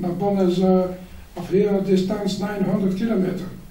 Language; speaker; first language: English; non-native, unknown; Dutch